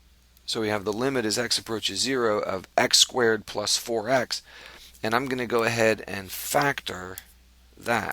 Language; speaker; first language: English; native; English